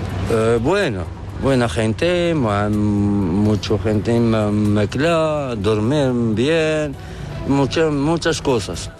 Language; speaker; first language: Spanish; non-native, learner; Arabic